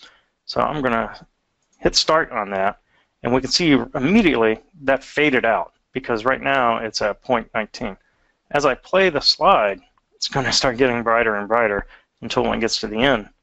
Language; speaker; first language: English; native; English